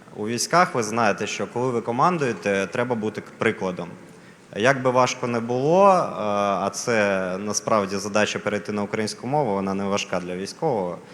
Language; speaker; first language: Ukrainian; non-native, local second language; Russian